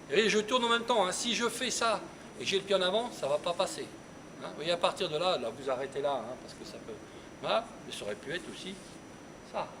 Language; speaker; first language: French; native; French